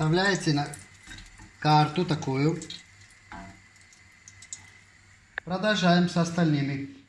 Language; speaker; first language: Russian; non-native, fluent; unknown